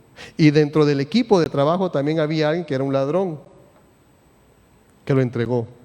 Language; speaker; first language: Spanish; native; Spanish